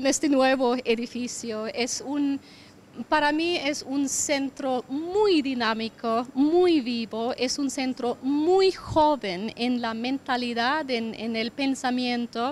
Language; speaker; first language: Spanish; non-native, fluent; English